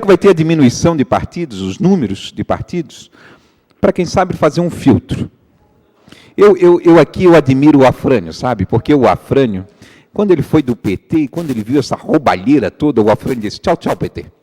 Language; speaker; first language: Portuguese; native; Portuguese